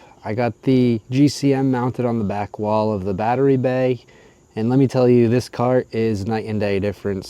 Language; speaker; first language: English; native; English